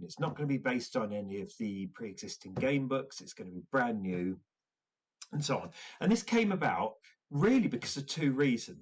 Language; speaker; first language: English; native; English